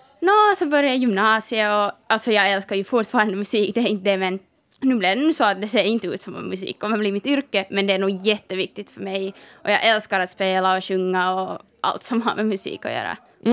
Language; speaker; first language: Swedish; native; Swedish